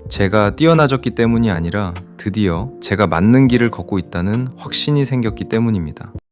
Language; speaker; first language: Korean; non-native, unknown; Arabic